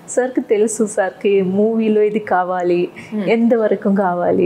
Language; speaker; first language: Telugu; non-native, fluent; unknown